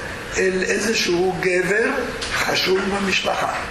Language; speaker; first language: Hebrew; non-native, fluent; Spanish